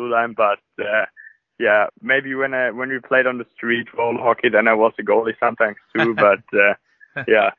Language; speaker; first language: English; non-native, fluent; German